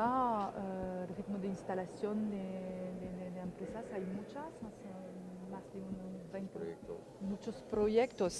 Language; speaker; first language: Spanish; non-native, fluent; French